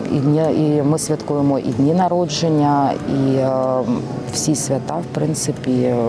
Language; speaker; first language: Ukrainian; native; Ukrainian